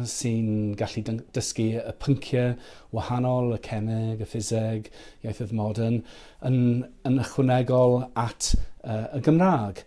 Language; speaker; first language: Welsh; non-native, fluent; English